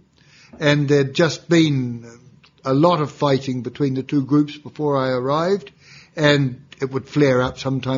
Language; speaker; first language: English; native; English